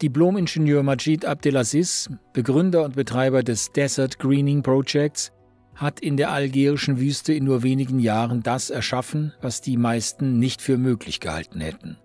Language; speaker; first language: German; native; German